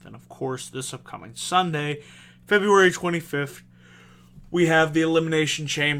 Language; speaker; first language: English; native; English